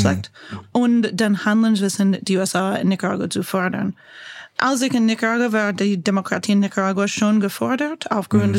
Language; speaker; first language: German; non-native, learner; English